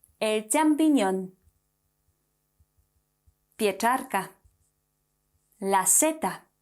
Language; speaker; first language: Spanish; non-native, fluent; Polish